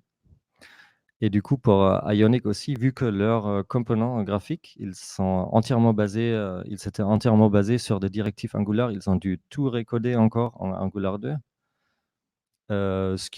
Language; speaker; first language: French; non-native, fluent; German